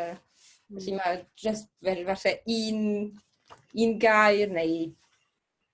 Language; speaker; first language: Welsh; non-native, fluent; French